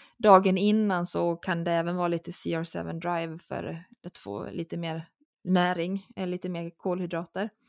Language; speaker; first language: Swedish; native; Swedish